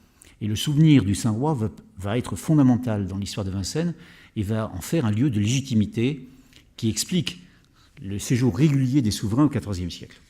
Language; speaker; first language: French; native; French